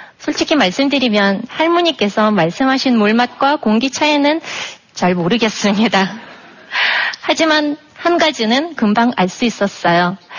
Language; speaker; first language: Korean; non-native, fluent; Russian